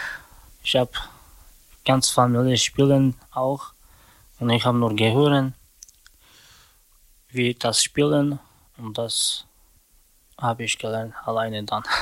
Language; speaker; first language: German; non-native, learner; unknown